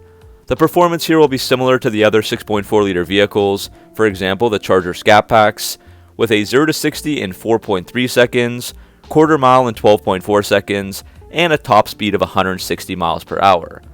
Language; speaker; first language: English; native; English